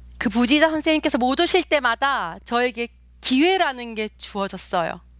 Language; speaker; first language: Korean; native; Korean